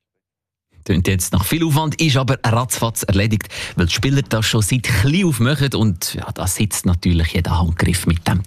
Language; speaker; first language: German; native; German